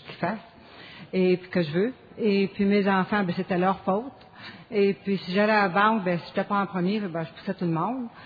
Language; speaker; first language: French; native; French